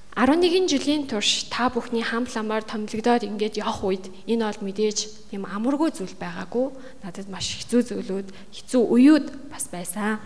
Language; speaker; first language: Mongolian; native; Mongolian